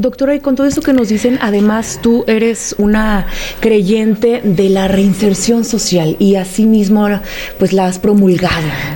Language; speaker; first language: Spanish; native; Spanish